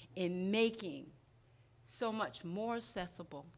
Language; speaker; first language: English; non-native, fluent; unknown